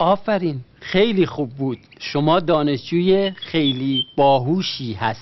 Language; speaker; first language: Persian; native; Persian